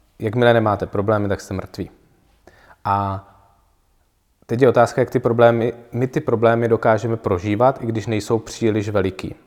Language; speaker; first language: Czech; native; Czech